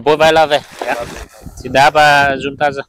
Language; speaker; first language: Portuguese; non-native, learner; Vietnamese